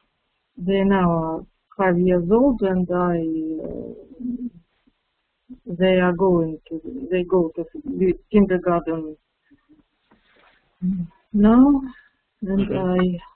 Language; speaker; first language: English; non-native, fluent; Russian